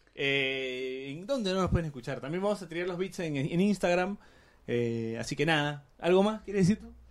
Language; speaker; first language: Spanish; native; Spanish